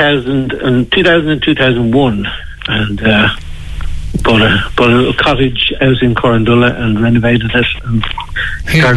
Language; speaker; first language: English; native; English